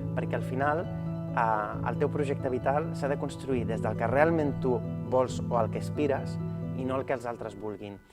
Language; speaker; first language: Catalan; early bilingual, other home language; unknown